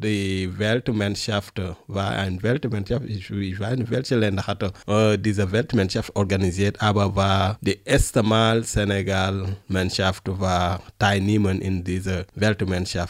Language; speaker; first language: German; non-native, learner; French